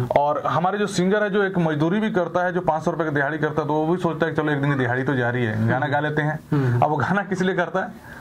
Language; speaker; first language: Hindi; native; Hindi